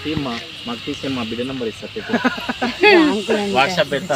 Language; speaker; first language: Telugu; native; Telugu